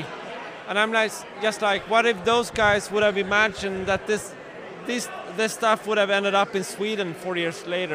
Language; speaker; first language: English; non-native, fluent; Swedish